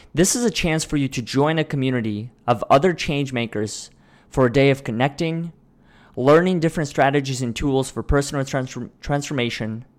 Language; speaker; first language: English; early bilingual, other home language; Russian